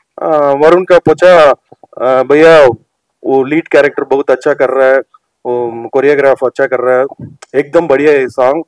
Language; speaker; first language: Hindi; non-native, local second language; Telugu